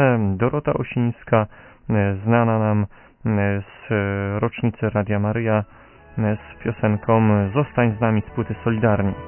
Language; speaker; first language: Polish; native; Polish